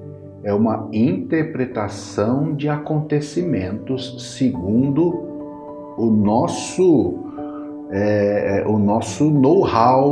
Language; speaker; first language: Portuguese; native; Portuguese